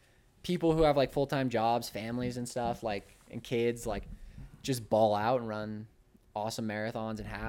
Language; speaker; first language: English; early bilingual, other home language; Spanish